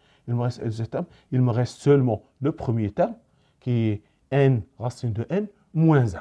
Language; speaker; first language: French; non-native, local second language; Arabic